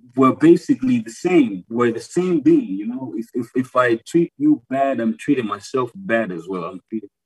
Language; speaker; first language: English; non-native, local second language; Nyanja